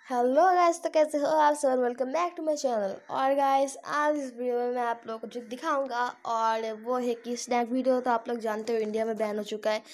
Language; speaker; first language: Hindi; non-native, local second language; Bangla